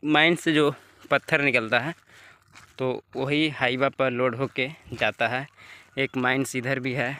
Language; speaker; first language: Hindi; native; Hindi